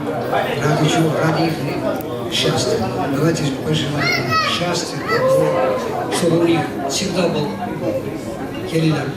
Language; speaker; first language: Russian; non-native, learner; Kyrgyz